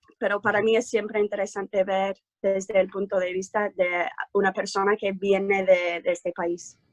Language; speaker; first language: Spanish; non-native, fluent; English